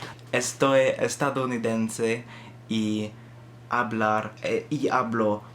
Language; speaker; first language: Spanish; non-native, learner; English